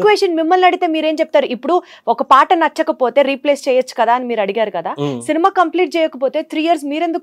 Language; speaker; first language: Telugu; native; Telugu